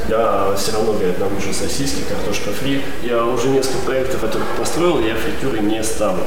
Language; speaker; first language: Russian; native; Russian